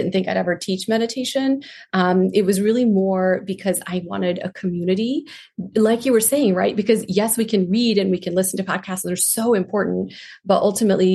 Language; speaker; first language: English; non-native, local second language; Hindi